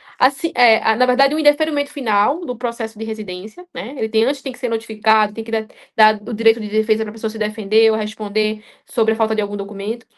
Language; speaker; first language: Portuguese; native; Portuguese